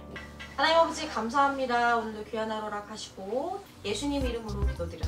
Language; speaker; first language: Korean; native; Korean